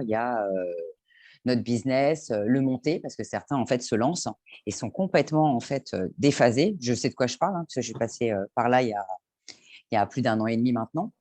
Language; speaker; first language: French; native; French